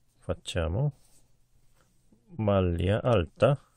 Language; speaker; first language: Italian; non-native, learner; Korean